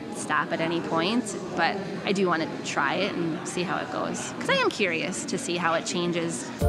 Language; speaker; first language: English; native; English